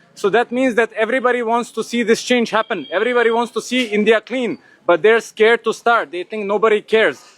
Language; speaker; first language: English; non-native, fluent; Serbian